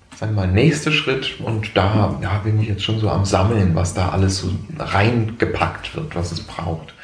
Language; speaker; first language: German; native; German